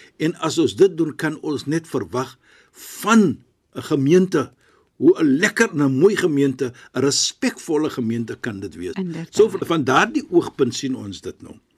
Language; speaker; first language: Afrikaans; non-native, fluent; Arabic